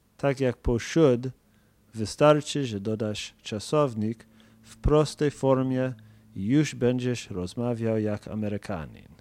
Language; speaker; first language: Polish; non-native, fluent; English